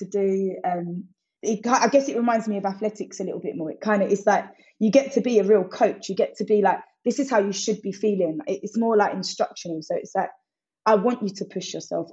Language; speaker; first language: English; native; English